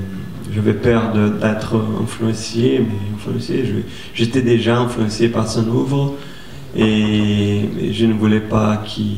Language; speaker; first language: French; non-native, fluent; Portuguese